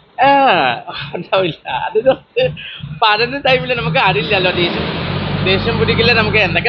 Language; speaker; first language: Malayalam; non-native, learner; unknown